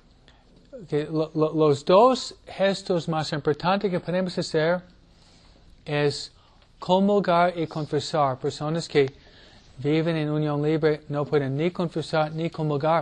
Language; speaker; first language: Spanish; non-native, fluent; English